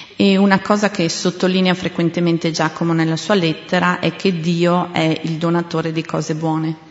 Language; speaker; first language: Italian; native; Italian